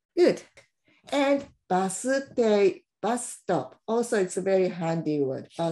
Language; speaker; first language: English; non-native, fluent; Japanese